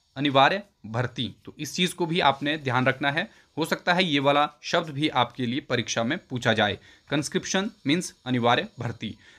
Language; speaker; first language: Hindi; native; Hindi